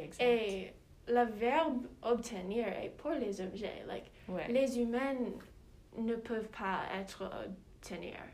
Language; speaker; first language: French; non-native, learner; English